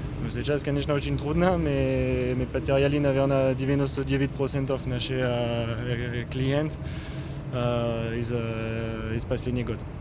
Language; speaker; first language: Russian; non-native, learner; French